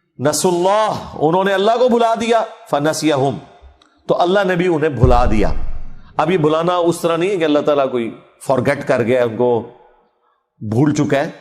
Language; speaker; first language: Urdu; non-native, local second language; Punjabi